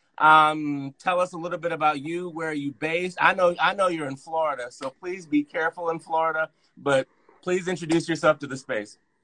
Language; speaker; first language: English; native; English